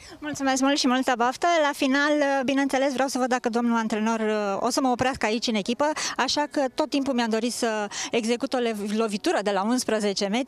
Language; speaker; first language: Romanian; native; Romanian